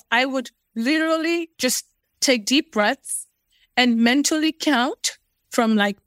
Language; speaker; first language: English; non-native, local second language; Fula